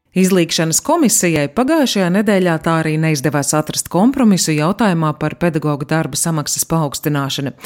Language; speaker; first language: Latvian; native; Latvian